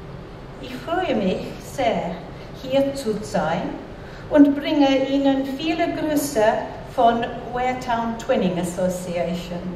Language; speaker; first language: German; non-native, learner; English